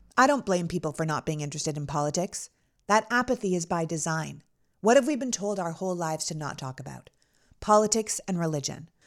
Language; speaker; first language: English; native; English